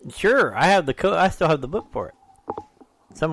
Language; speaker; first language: English; native; English